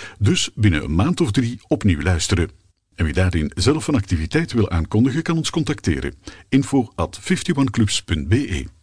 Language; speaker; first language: Dutch; native; Dutch